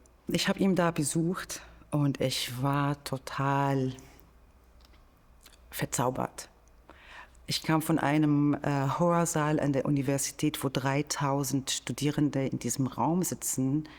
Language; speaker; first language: German; non-native, fluent; Arabic